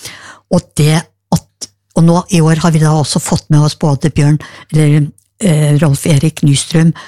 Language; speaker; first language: Norwegian; native; Norwegian